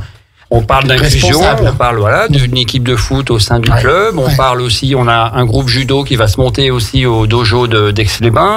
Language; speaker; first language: French; native; French